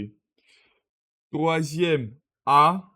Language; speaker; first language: French; non-native, learner; Russian